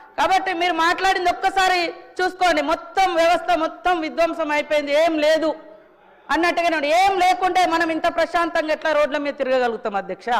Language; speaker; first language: Telugu; native; Telugu